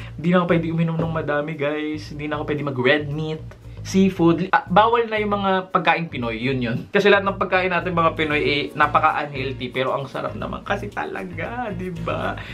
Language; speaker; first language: Filipino; native; Filipino